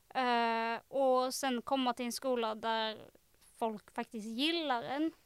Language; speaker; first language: Swedish; native; Swedish